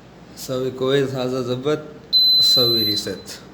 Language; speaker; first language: Arabic; non-native, learner; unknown